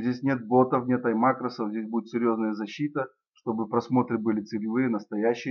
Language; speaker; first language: Russian; native; Russian